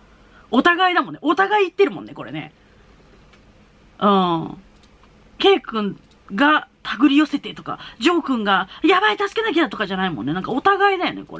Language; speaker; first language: Japanese; native; Japanese